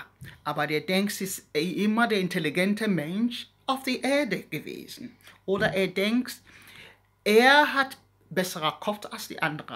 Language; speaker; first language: German; non-native, learner; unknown